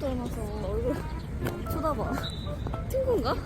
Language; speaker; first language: Korean; non-native, learner; Japanese